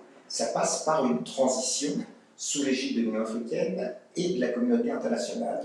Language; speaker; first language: French; native; French